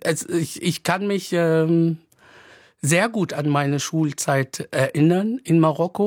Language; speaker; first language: German; non-native, fluent; Arabic